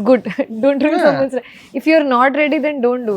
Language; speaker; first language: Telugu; non-native, fluent; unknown